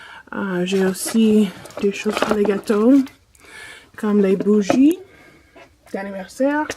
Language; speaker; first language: French; non-native, fluent; English